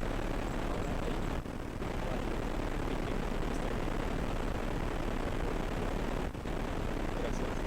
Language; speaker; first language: Spanish; non-native, fluent; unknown